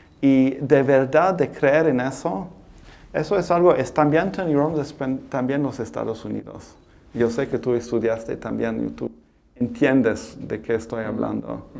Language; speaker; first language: Spanish; non-native, fluent; English